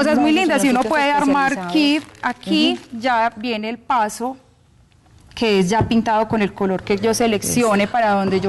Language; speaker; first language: Spanish; native; Spanish